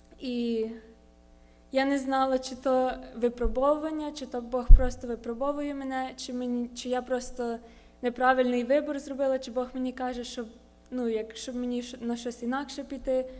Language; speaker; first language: Ukrainian; early bilingual, heritage; Ukrainian